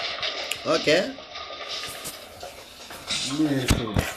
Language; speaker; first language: Swedish; non-native, learner; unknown